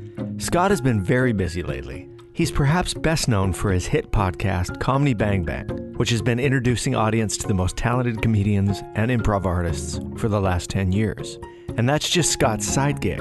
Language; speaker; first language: English; native; English